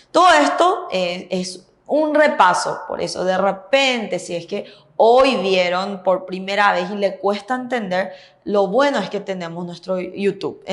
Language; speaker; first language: Spanish; native; Spanish